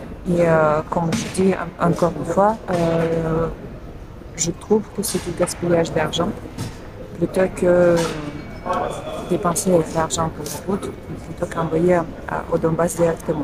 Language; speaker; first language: French; non-native, fluent; Russian